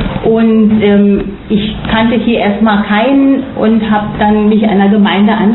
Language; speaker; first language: German; non-native, fluent; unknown